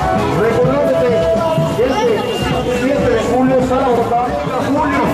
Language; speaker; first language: Spanish; native; Spanish